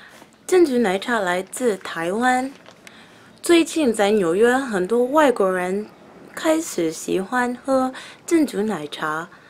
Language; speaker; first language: Chinese; non-native, learner; English